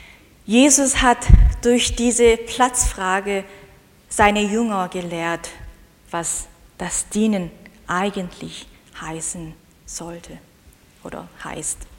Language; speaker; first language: German; non-native, fluent; Korean